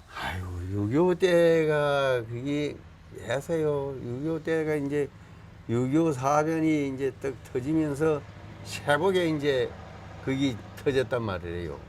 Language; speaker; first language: Korean; native; Korean